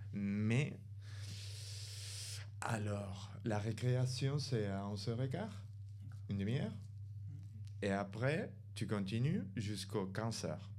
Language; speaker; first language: French; non-native, fluent; Spanish